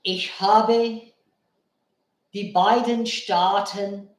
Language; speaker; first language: German; non-native, learner; Bangla